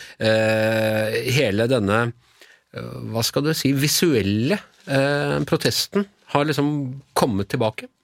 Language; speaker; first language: Norwegian; native; Norwegian